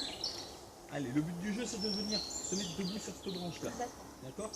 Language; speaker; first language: French; native; French